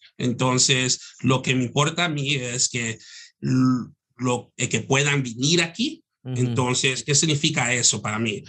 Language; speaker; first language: Spanish; early bilingual, heritage; Spanish